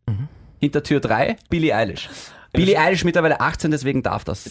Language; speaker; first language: German; native; German